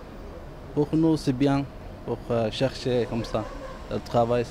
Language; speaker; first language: French; non-native, learner; Somali